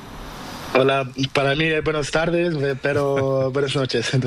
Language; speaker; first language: Spanish; non-native, learner; Portuguese